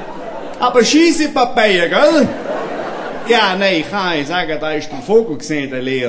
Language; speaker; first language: German; native; German